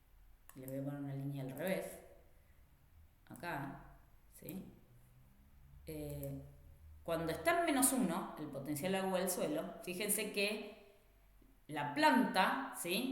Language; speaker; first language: Spanish; native; Spanish